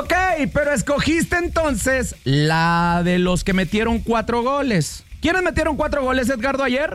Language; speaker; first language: Spanish; native; Spanish